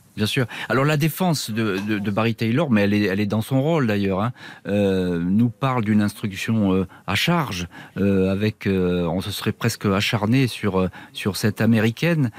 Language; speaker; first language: French; native; French